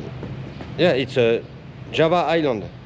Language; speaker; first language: English; non-native, learner; French